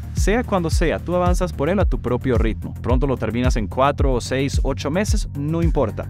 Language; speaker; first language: Spanish; native; Spanish